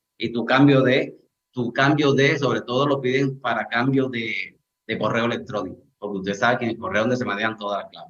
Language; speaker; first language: Spanish; native; Spanish